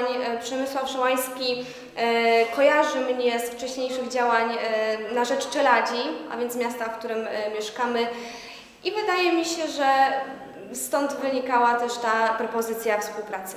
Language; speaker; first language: Polish; native; Polish